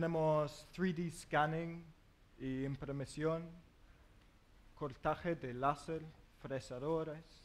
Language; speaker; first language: Spanish; non-native, learner; English